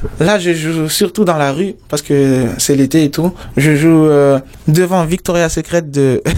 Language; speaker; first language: French; non-native, local second language; Mossi